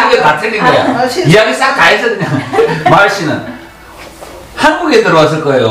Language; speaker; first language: Korean; native; Korean